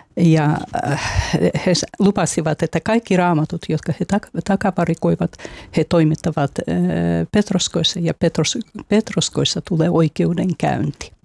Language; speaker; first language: Finnish; non-native, fluent; Russian